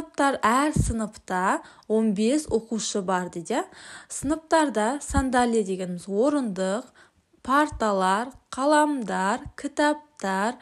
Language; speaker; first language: Turkish; non-native, fluent; Kazakh